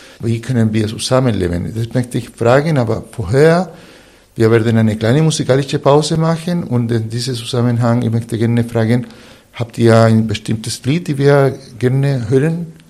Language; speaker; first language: German; non-native, fluent; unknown